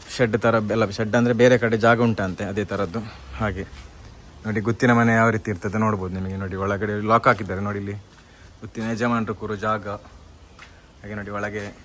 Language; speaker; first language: Kannada; non-native, local second language; Tulu